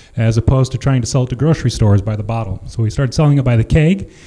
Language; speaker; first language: English; native; English